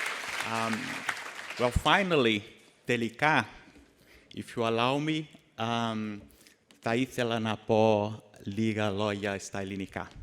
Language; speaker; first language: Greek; non-native, learner; Portuguese